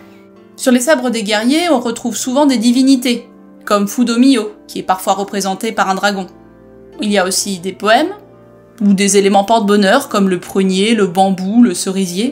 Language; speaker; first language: French; native; French